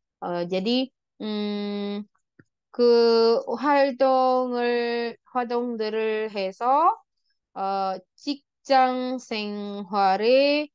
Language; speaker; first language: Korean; non-native, fluent; Indonesian